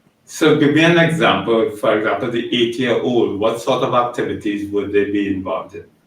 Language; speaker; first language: English; native; English